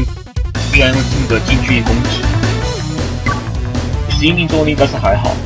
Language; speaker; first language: Chinese; native; Chinese